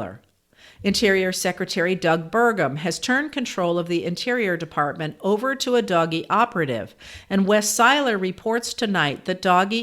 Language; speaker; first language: English; native; English